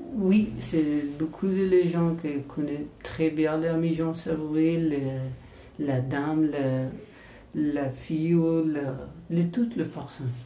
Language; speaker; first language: French; non-native, learner; Persian